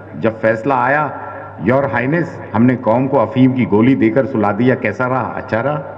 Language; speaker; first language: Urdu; native; Urdu